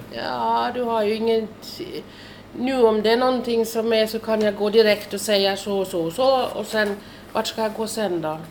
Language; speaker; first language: Swedish; non-native, fluent; German